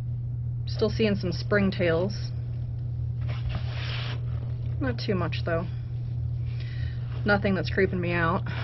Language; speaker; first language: English; native; English